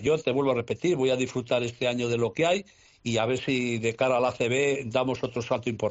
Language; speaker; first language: Spanish; native; Spanish